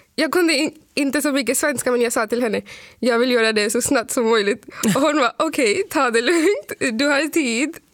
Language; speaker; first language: Swedish; non-native, fluent; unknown